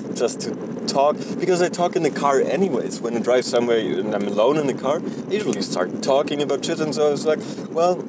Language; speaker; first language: English; non-native, fluent; German